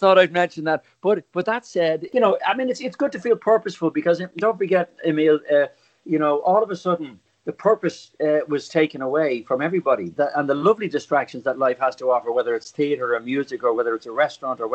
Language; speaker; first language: English; native; English